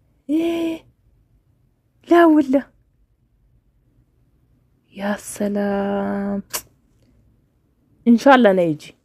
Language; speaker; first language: Arabic; non-native, learner; Oromo